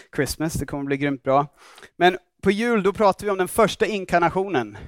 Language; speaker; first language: Swedish; non-native, fluent; English